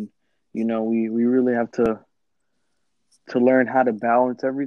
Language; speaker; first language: English; native; English